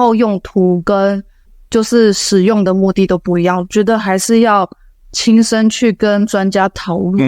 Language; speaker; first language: Chinese; native; Chinese